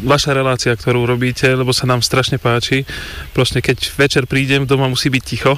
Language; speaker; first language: Slovak; native; Slovak